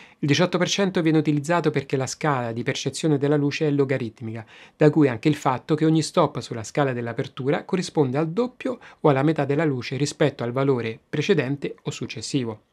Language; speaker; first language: Italian; native; Italian